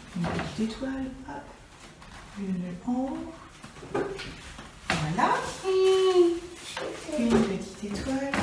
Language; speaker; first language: French; native; French